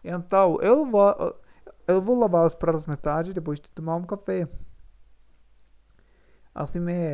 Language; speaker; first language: Portuguese; non-native, learner; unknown